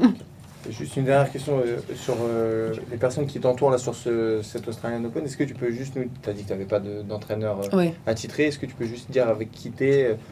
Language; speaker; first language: French; native; French